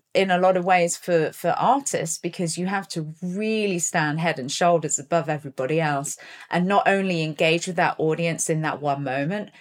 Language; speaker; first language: English; native; English